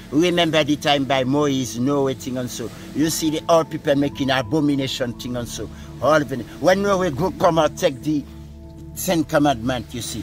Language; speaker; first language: English; non-native, learner; French